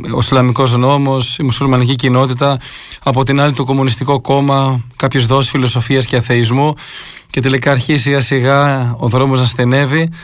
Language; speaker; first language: Greek; native; Greek